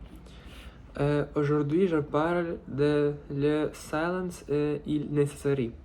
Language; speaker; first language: French; non-native, learner; Russian